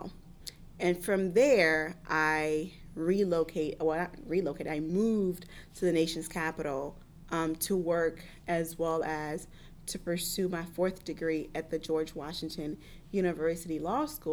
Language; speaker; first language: English; early bilingual, other home language; Haitian Creole